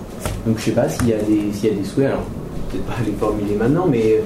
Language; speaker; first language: French; native; French